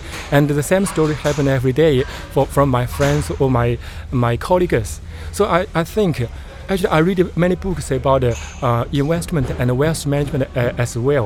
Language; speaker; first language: English; non-native, learner; Chinese